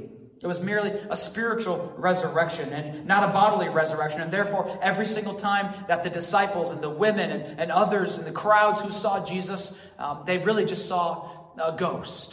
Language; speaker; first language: English; native; English